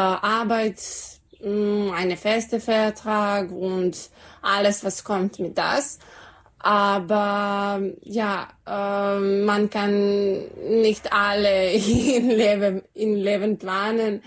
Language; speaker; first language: German; non-native, learner; Serbian